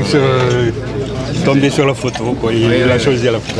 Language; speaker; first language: French; non-native, fluent; Lao